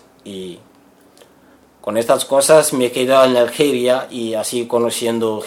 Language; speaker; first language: Spanish; non-native, learner; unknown